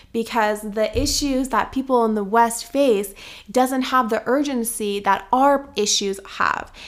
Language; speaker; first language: English; early bilingual, other home language; Persian